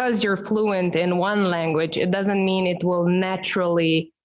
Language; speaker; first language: English; non-native, fluent; Romanian